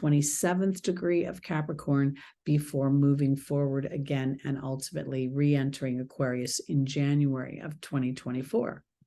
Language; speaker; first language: English; native; English